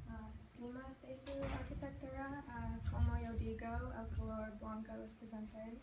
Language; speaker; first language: Spanish; non-native, learner; English